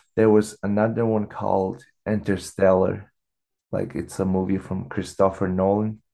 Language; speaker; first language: English; non-native, fluent; Mongolian